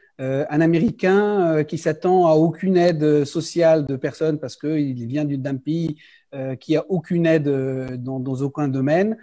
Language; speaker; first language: French; early bilingual, heritage; French